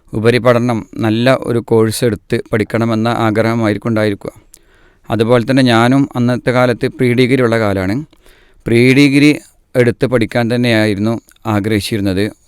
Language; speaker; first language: Malayalam; native; Malayalam